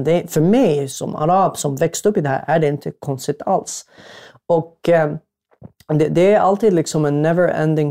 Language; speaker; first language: Swedish; non-native, fluent; Arabic